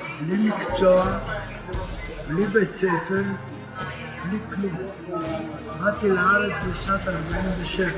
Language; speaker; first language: Hebrew; non-native, fluent; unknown